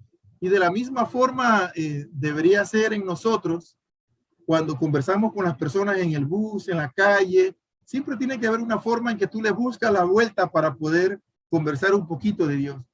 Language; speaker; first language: Spanish; native; Spanish